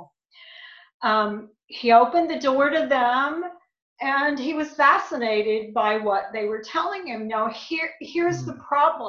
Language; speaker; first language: English; native; English